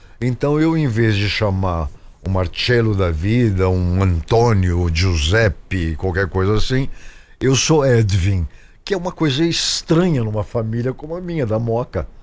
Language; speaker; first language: Portuguese; native; Portuguese